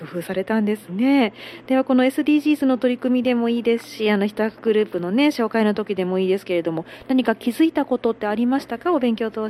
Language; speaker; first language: Japanese; native; Japanese